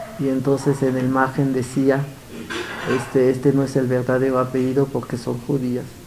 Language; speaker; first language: Spanish; early bilingual, other home language; Yiddish